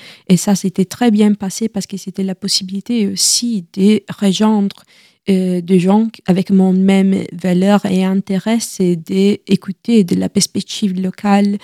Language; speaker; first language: French; non-native, learner; Italian